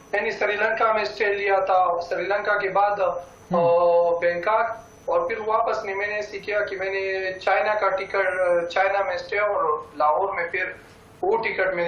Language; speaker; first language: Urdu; non-native, local second language; Pashto